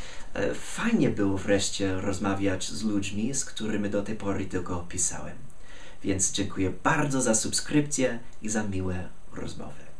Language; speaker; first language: Polish; non-native, fluent; English